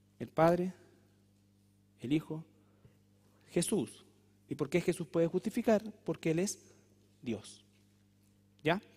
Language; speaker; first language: Spanish; native; Spanish